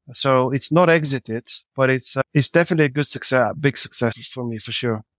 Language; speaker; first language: English; non-native, fluent; Bulgarian